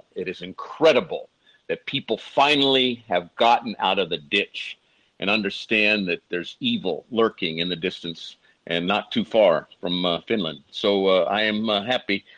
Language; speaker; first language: English; native; English